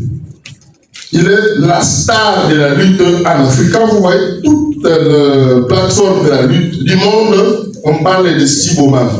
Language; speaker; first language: French; non-native, local second language; Lingala